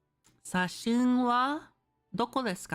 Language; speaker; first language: Japanese; non-native, learner; English